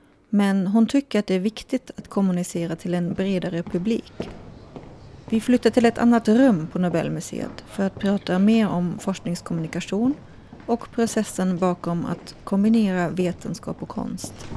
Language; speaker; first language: Swedish; native; Swedish